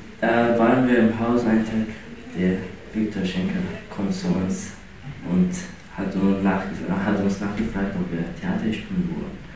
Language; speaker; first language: German; non-native, learner; Persian